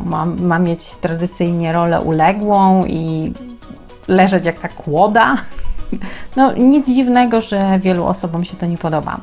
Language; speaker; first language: Polish; native; Polish